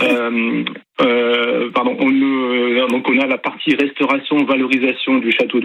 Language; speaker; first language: French; native; French